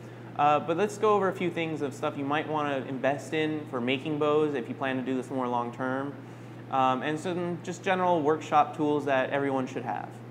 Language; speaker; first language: English; native; English